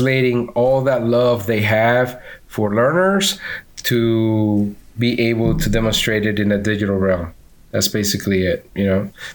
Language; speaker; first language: English; non-native, fluent; Spanish